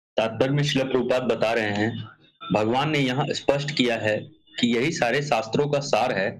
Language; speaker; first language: Hindi; native; Hindi